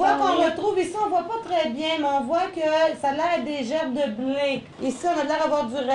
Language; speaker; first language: French; native; French